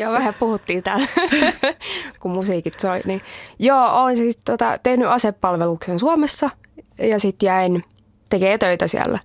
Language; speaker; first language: Finnish; early bilingual, heritage; Finnish